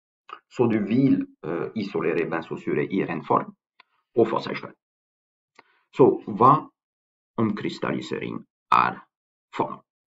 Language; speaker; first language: Norwegian; non-native, fluent; French